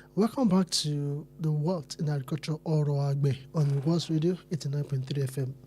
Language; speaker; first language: English; non-native, local second language; Yoruba